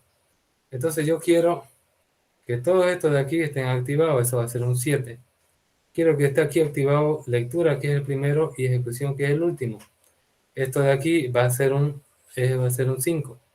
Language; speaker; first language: Spanish; native; Spanish